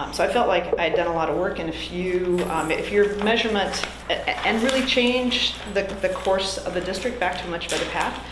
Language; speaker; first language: English; native; English